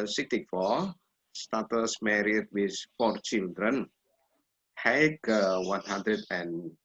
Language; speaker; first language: English; non-native, learner; Indonesian